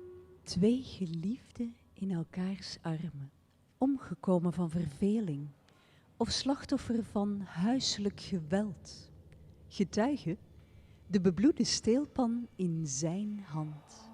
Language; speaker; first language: Dutch; native; Dutch